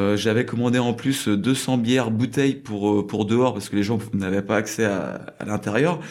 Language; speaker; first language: French; native; French